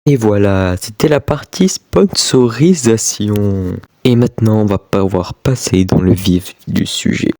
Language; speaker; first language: French; native; French